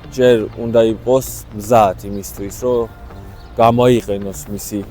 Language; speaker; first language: Georgian; native; Georgian